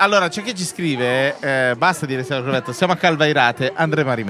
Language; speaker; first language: Italian; native; Italian